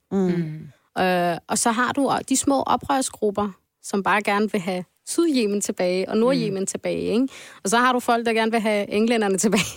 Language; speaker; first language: Danish; early bilingual, other home language; Arabic